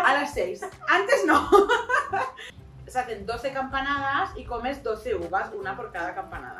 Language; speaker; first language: Spanish; native; Spanish